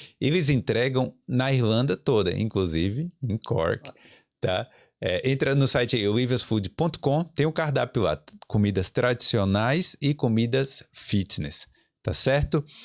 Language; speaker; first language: Portuguese; native; Portuguese